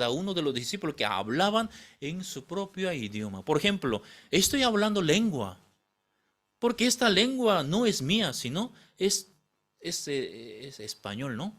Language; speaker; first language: Spanish; non-native, fluent; Korean